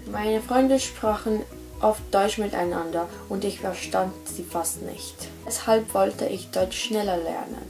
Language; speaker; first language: German; non-native, learner; Polish